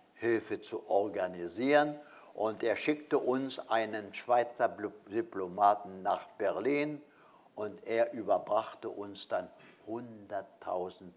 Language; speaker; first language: German; native; German